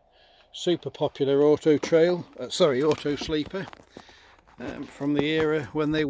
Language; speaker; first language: English; native; English